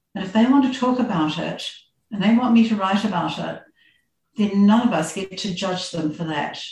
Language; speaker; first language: English; native; English